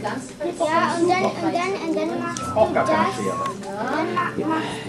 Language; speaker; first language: German; non-native, learner; English